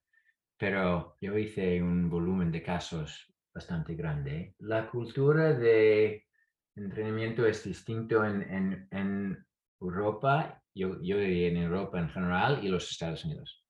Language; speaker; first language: Spanish; non-native, fluent; English